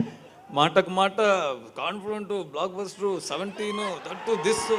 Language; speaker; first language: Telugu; non-native, learner; Tamil